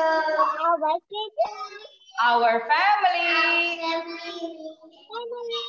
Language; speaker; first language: English; non-native, learner; Indonesian